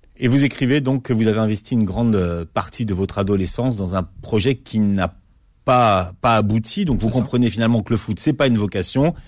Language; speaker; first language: French; native; French